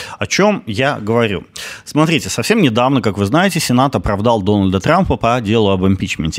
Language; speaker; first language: Russian; native; Russian